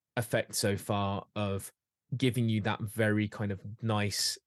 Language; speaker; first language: English; native; English